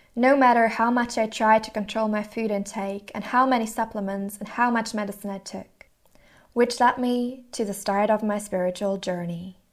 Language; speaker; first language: English; non-native, fluent; German